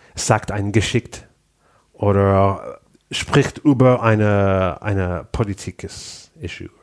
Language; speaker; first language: German; non-native, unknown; English